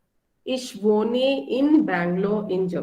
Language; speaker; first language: German; non-native, fluent; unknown